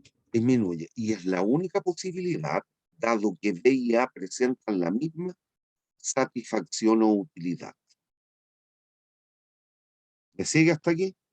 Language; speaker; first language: Spanish; native; Spanish